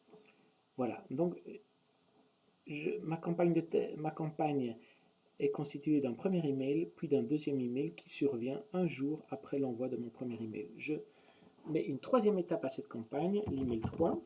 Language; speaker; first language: French; native; French